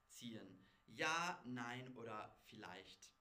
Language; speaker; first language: German; non-native, fluent; English